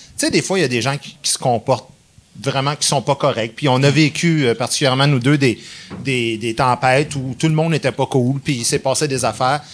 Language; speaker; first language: French; native; French